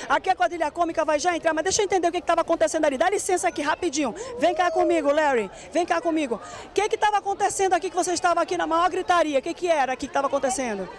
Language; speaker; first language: Portuguese; native; Portuguese